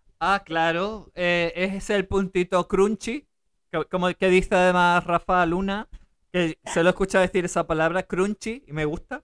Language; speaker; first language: Spanish; early bilingual, other home language; German